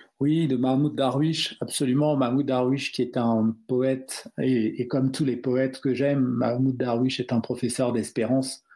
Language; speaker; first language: French; non-native, local second language; Duala